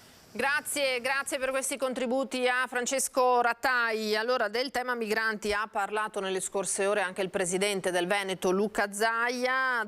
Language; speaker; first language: Italian; native; Italian